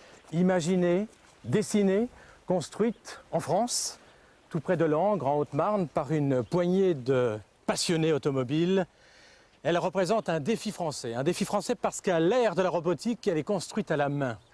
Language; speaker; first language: French; native; French